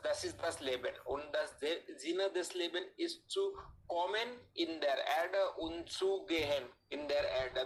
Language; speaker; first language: German; non-native, learner; Hindi